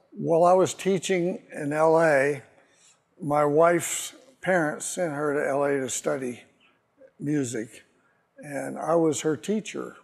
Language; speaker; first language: English; native; English